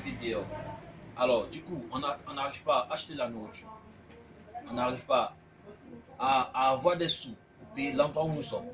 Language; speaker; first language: French; native; French